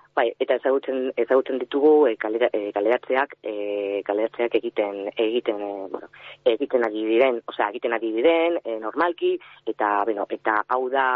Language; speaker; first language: Basque; non-native, local second language; Spanish